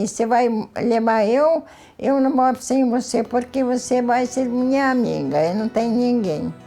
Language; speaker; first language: Portuguese; early bilingual, other home language; Ukrainian